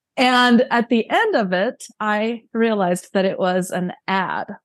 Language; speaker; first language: English; early bilingual, other home language; Romanian